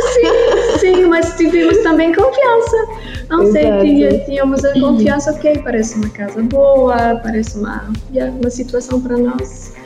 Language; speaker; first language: Portuguese; non-native, learner; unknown